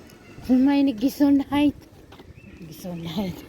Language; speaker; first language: German; non-native, learner; Filipino